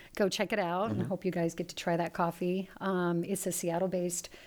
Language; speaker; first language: English; early bilingual, other home language; Italian